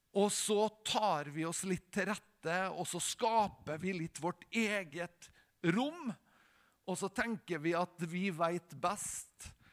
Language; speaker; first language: Norwegian; native; Norwegian